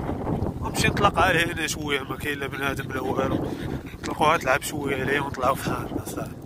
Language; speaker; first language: Arabic; native; Arabic